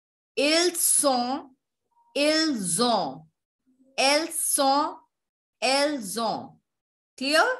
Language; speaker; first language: French; non-native, fluent; Hindi